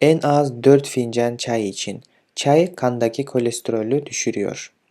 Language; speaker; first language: Turkish; non-native, fluent; Kyrgyz